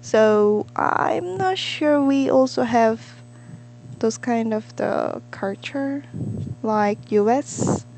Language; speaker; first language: English; non-native, learner; Korean